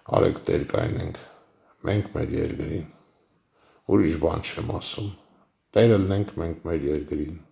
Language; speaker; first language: Armenian; native; Armenian